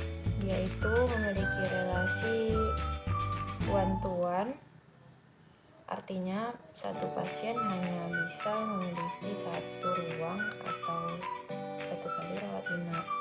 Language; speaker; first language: Indonesian; native; Indonesian